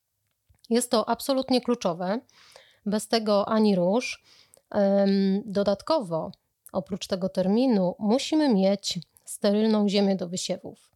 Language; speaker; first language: Polish; native; Polish